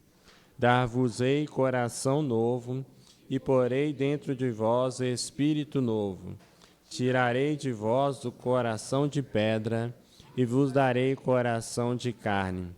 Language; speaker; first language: Portuguese; native; Portuguese